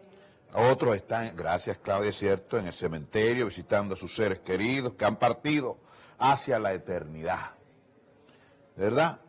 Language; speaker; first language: Spanish; native; Spanish